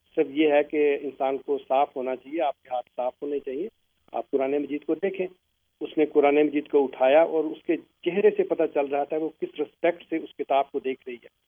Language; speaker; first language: Urdu; native; Urdu